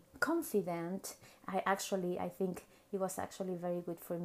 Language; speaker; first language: English; non-native, fluent; Spanish